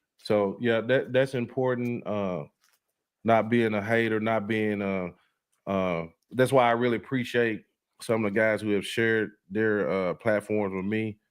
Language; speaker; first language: English; native; English